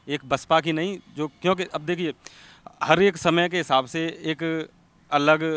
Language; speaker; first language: Hindi; native; Hindi